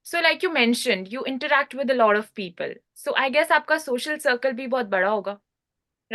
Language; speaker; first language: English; non-native, local second language; Hindi